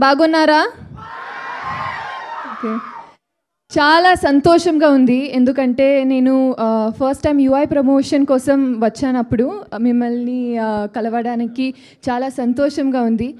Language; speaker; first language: Telugu; non-native, learner; Kannada